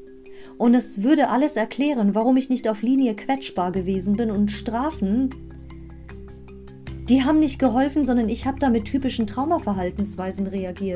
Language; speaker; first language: German; native; German